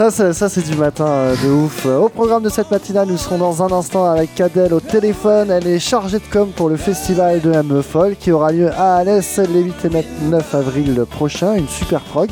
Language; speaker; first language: French; native; French